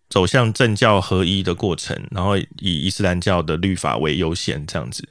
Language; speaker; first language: Chinese; native; Chinese